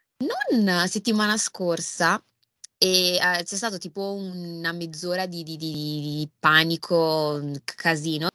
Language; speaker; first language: Italian; early bilingual, other home language; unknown